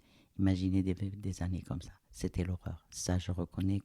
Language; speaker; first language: French; non-native, local second language; Arabic